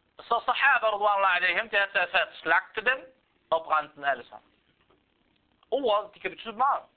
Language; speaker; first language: Danish; non-native, fluent; Arabic